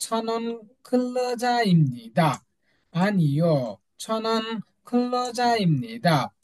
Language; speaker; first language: Korean; non-native, fluent; Nepali